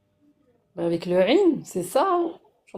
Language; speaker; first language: French; native; French